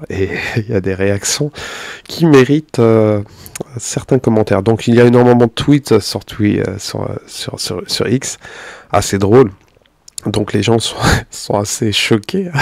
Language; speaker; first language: French; native; French